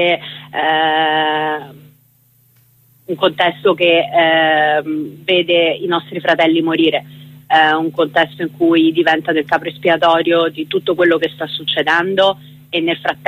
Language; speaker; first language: Italian; native; Italian